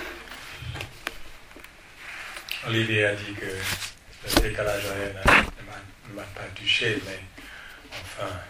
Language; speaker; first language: French; non-native, fluent; English